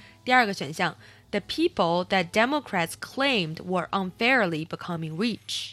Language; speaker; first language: English; non-native, fluent; Chinese